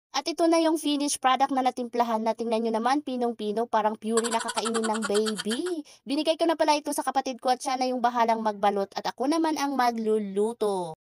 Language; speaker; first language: Filipino; native; Filipino